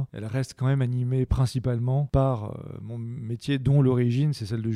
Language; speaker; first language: French; native; French